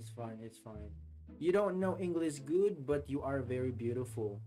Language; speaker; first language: English; non-native, fluent; Indonesian